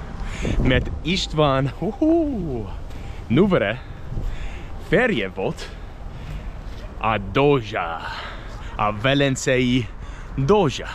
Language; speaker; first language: Hungarian; non-native, learner; English